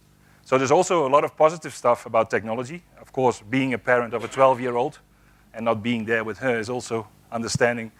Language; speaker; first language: English; non-native, fluent; Dutch